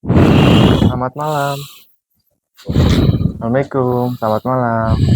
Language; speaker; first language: Indonesian; native; Indonesian